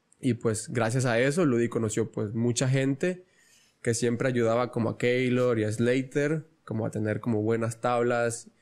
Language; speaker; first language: Spanish; native; Spanish